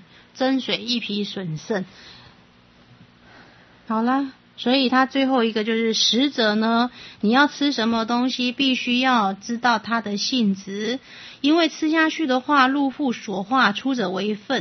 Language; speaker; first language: Chinese; native; Chinese